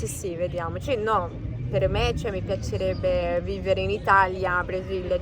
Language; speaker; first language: Italian; non-native, learner; Spanish